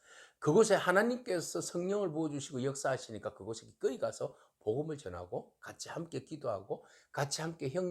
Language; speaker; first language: Korean; native; Korean